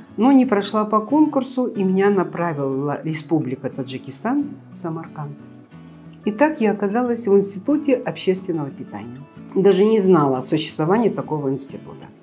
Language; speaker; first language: Russian; native; Russian